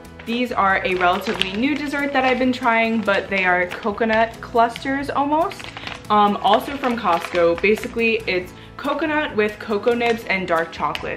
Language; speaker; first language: English; native; English